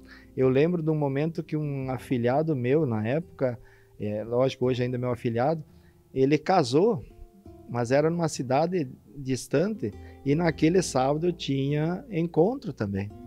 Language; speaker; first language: Portuguese; native; Portuguese